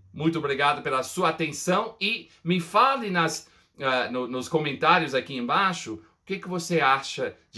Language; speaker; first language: Portuguese; non-native, fluent; English